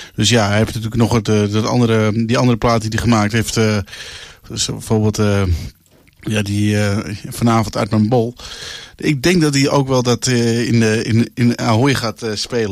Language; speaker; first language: Dutch; native; Dutch